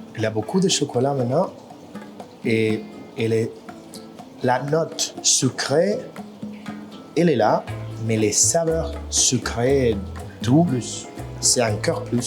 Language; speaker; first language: French; non-native, fluent; Spanish